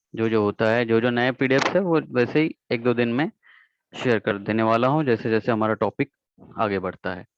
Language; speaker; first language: Hindi; non-native, local second language; Marathi